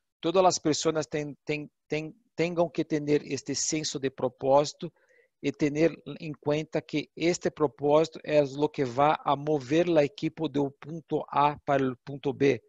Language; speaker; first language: Portuguese; non-native, learner; Spanish